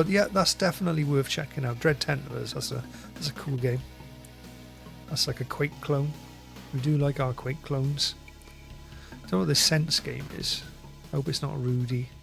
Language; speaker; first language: English; native; English